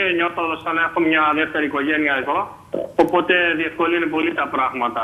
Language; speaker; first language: Greek; native; Greek